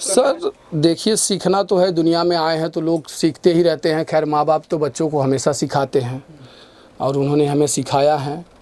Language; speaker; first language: Hindi; native; Hindi